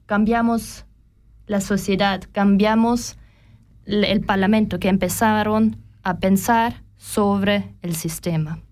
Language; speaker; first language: Spanish; non-native, learner; German